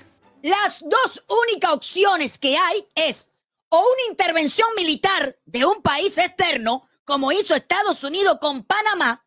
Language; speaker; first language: Spanish; native; Spanish